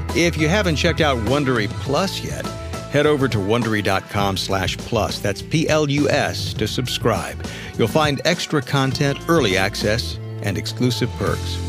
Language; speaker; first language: English; native; English